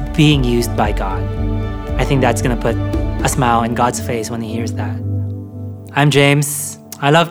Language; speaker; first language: English; non-native, local second language; Filipino